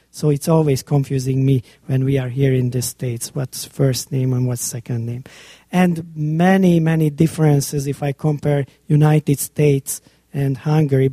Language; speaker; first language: English; non-native, fluent; Hungarian